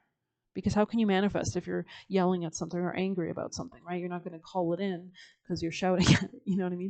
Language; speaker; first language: English; native; English